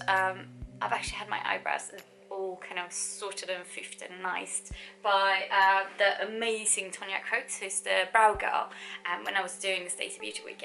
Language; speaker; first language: English; non-native, fluent; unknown